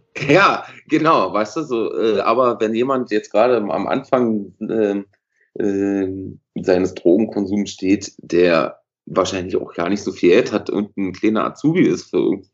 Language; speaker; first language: German; native; German